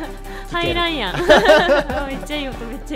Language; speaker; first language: Japanese; native; Japanese